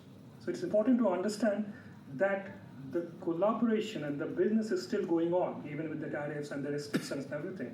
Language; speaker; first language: English; non-native, local second language; Bangla